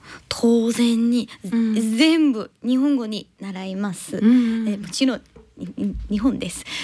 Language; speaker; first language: Japanese; non-native, learner; English